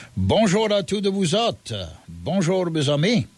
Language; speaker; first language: French; early bilingual, heritage; French